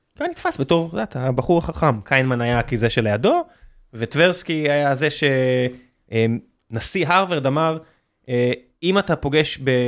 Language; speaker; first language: Hebrew; native; Hebrew